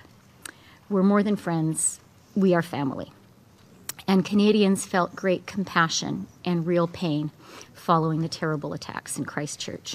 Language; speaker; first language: English; native; English